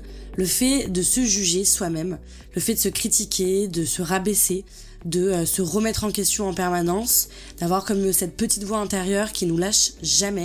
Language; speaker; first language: French; native; French